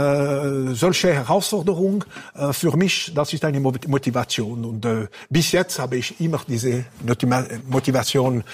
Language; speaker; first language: German; non-native, local second language; French